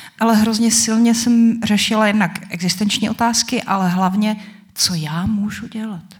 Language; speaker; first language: Czech; native; Czech